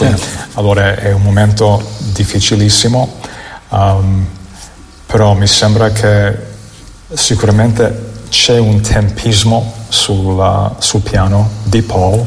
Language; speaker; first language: Italian; non-native, fluent; English